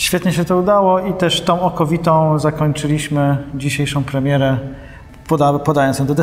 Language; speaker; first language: Polish; native; Polish